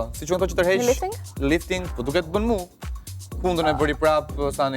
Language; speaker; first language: Albanian; native; Albanian